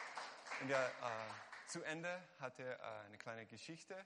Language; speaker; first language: German; non-native, fluent; Hungarian